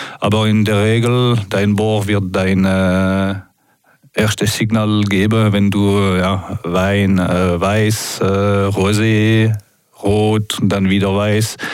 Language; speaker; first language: German; non-native, local second language; French